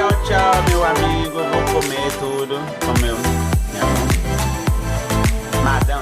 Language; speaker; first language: Portuguese; non-native, learner; Haitian Creole